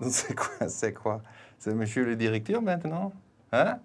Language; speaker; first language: French; non-native, fluent; Dutch